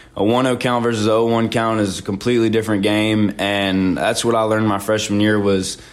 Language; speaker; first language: English; native; English